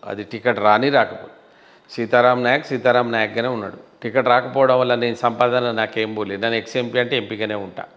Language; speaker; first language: Telugu; non-native, local second language; Lambadi